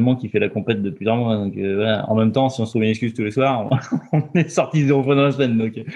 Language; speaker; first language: French; native; French